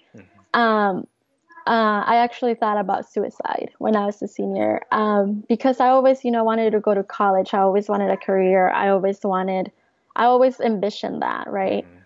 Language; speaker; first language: English; early bilingual, other home language; Spanish